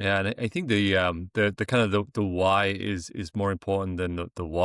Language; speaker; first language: English; native; English